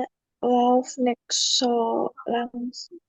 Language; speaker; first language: German; non-native, learner; Indonesian